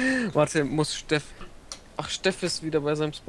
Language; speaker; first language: German; native; German